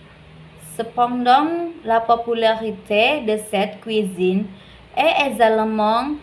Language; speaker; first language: French; non-native, learner; Indonesian